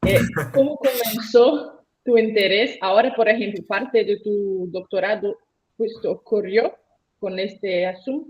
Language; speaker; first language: Spanish; non-native, learner; Portuguese